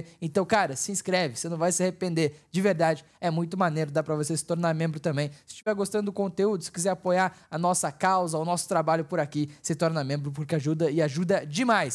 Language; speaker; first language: Portuguese; native; Portuguese